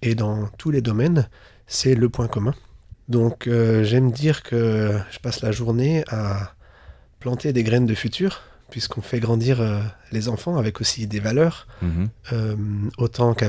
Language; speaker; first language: French; native; French